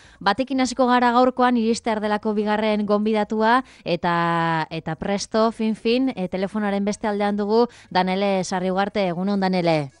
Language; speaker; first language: Basque; native; Basque